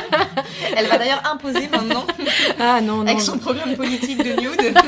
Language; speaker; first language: French; native; French